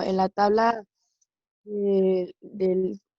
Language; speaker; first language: Spanish; native; Spanish